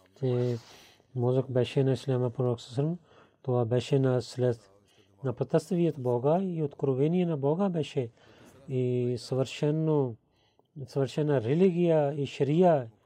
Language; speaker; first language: Bulgarian; non-native, learner; Urdu